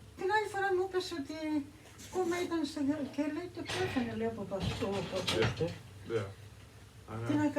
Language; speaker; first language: Greek; early bilingual, heritage; Greek